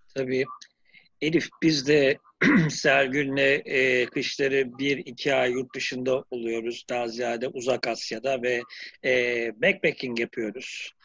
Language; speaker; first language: Turkish; native; Turkish